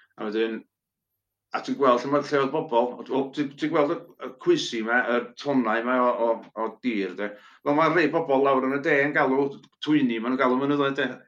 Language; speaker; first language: Welsh; native; Welsh